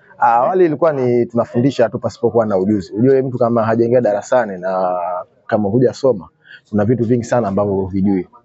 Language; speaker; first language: Swahili; native; Swahili